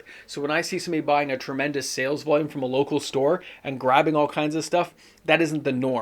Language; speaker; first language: English; native; English